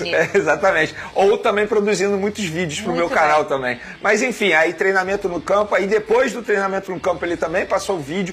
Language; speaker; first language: Portuguese; native; Portuguese